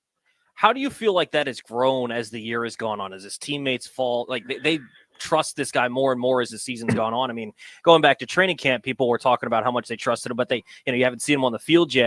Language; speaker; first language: English; native; English